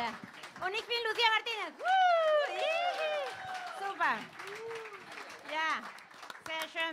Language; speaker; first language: German; non-native, fluent; Galician